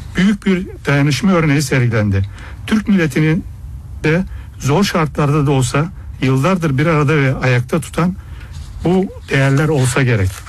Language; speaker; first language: Turkish; early bilingual, heritage; Turkish